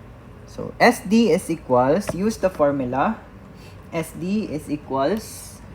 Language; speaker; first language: English; non-native, local second language; Cebuano